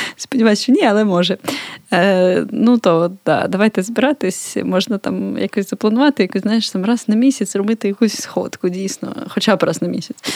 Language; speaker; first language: Ukrainian; native; Ukrainian